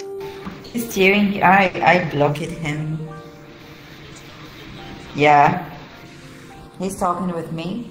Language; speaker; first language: English; non-native, fluent; Portuguese